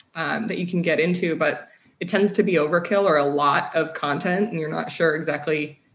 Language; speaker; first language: English; native; English